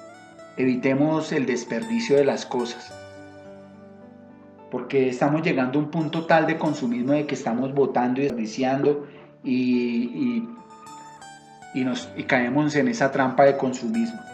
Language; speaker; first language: Spanish; native; Spanish